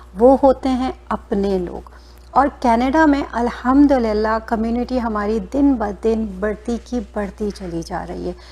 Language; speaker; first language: Urdu; native; Urdu